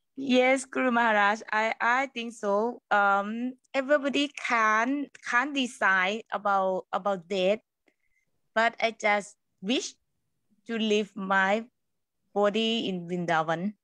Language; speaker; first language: English; non-native, learner; Thai